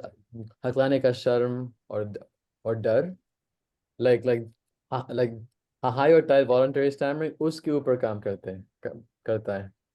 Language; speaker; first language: Hindi; non-native, local second language; English